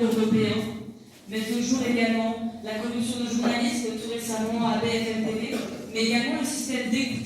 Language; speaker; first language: French; native; French